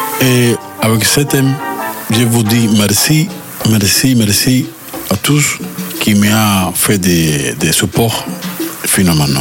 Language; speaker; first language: French; non-native, learner; Spanish